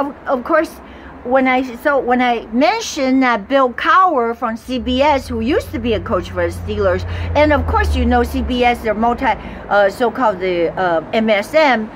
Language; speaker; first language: English; non-native, fluent; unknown